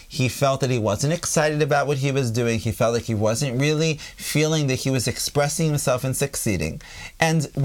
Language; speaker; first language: English; native; English